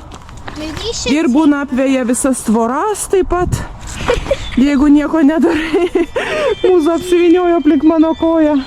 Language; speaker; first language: Lithuanian; native; Lithuanian